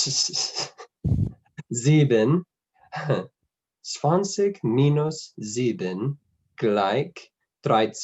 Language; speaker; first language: German; non-native, learner; English